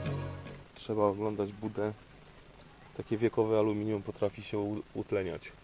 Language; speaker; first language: Polish; native; Polish